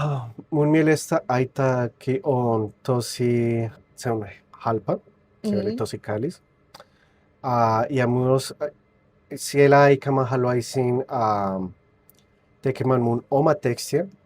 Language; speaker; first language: Finnish; non-native, learner; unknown